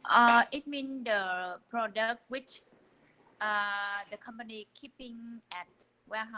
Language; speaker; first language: English; non-native, learner; Vietnamese